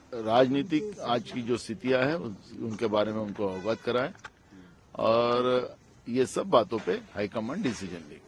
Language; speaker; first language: Hindi; non-native, local second language; Marathi